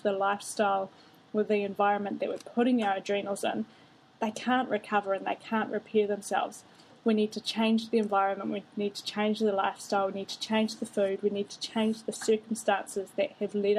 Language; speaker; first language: English; native; English